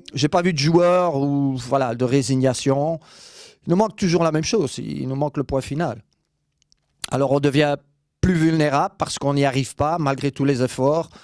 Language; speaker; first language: French; native; French